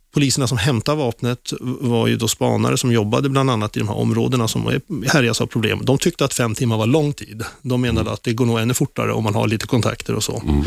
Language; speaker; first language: Swedish; native; Swedish